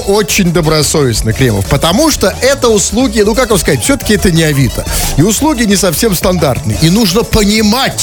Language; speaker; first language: Russian; native; Russian